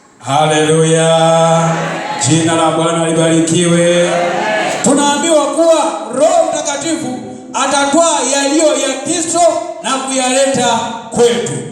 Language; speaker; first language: Swahili; non-native, local second language; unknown